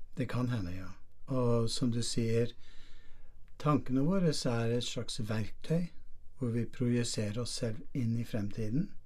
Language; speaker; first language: Norwegian; non-native, fluent; English